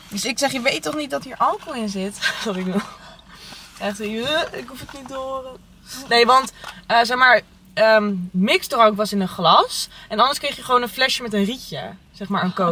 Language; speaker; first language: Dutch; native; Dutch